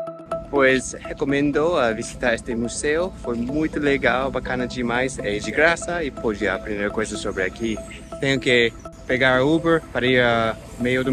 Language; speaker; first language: Portuguese; non-native, fluent; English